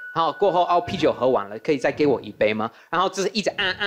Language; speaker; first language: Chinese; non-native, fluent; English